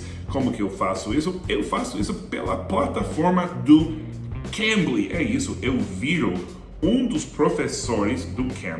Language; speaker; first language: Portuguese; non-native, fluent; English